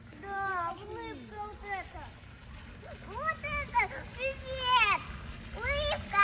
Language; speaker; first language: Russian; early bilingual, heritage; Russian